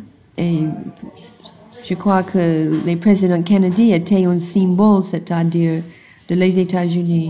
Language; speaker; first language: French; non-native, learner; English